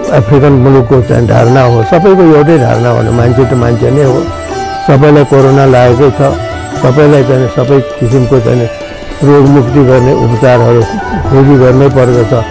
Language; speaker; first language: Nepali; non-native, local second language; Newari